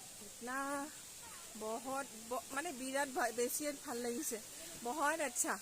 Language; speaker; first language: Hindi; non-native, local second language; Assamese